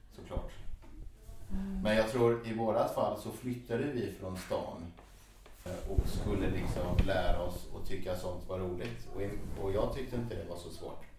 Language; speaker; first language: Swedish; native; Swedish